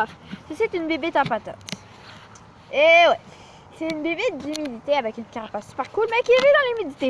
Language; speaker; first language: French; native; French